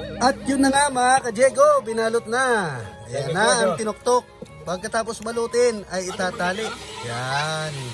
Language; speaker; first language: Filipino; non-native, local second language; Bikol